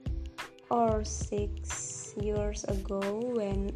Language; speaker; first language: English; non-native, local second language; Indonesian